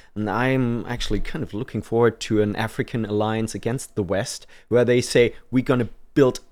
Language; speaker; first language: English; non-native, fluent; German